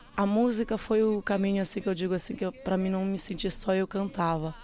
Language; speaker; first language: Portuguese; native; Portuguese